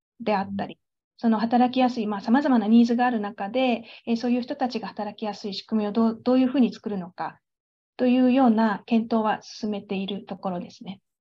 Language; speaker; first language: Japanese; native; Japanese